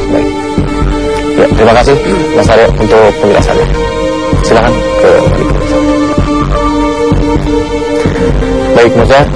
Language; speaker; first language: Indonesian; native; Indonesian